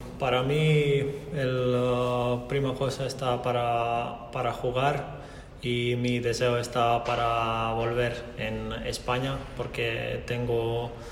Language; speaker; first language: Spanish; non-native, learner; Croatian